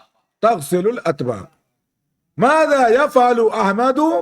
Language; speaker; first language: Arabic; non-native, fluent; Urdu